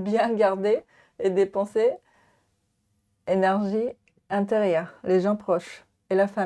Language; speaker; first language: French; non-native, learner; Japanese